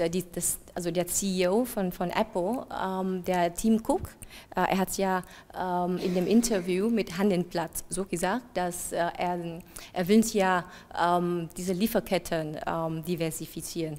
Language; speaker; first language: German; non-native, fluent; Vietnamese